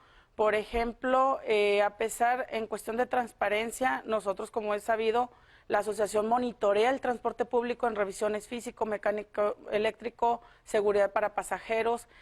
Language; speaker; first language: Spanish; native; Spanish